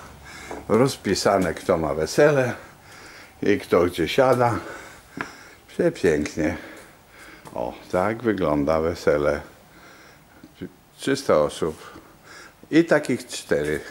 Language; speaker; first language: Polish; native; Polish